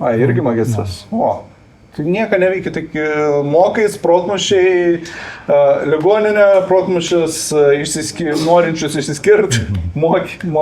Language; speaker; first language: Lithuanian; native; Lithuanian